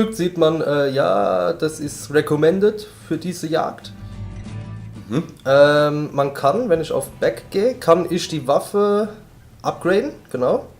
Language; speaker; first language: German; native; German